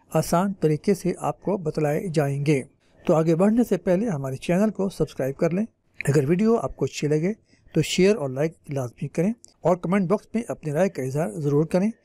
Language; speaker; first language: Urdu; native; Urdu